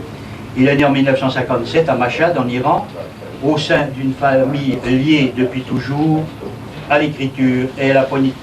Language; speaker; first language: French; native; French